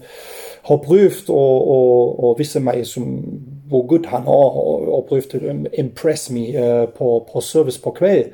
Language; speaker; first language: Norwegian; non-native, fluent; German